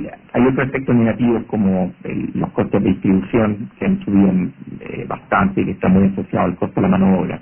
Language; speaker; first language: Spanish; native; Spanish